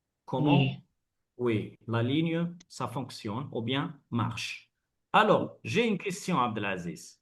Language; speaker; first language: French; non-native, fluent; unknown